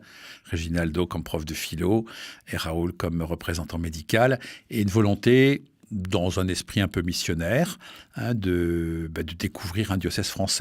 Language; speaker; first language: French; native; French